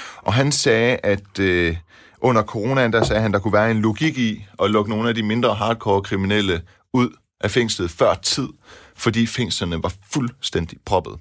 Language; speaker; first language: Danish; early bilingual, other home language; Persian